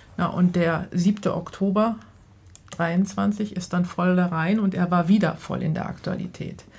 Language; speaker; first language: German; native; German